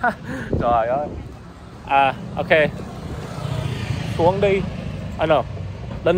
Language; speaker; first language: Vietnamese; non-native, learner; English